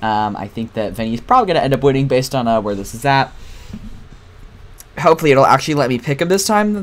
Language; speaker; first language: English; native; English